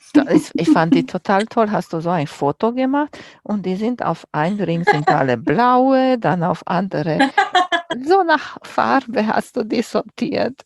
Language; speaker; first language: German; non-native, fluent; Romanian